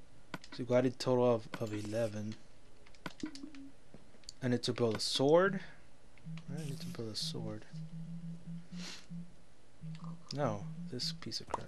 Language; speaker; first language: English; native; English